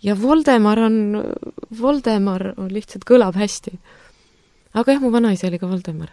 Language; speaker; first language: Estonian; native; Estonian